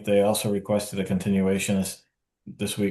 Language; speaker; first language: English; native; English